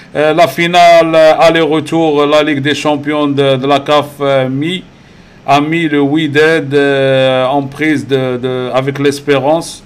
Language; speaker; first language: French; non-native, local second language; Arabic